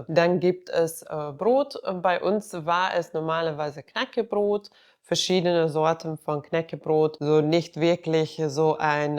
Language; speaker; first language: German; non-native, fluent; Finnish